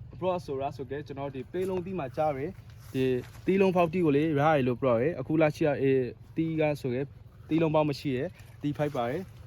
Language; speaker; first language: Burmese; native; Burmese